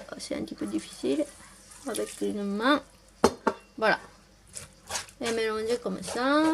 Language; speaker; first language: French; non-native, learner; Japanese